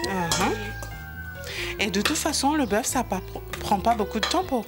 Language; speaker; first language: French; non-native, local second language; Morisyen